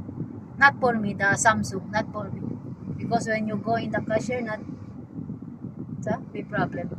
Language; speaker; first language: English; non-native, learner; Filipino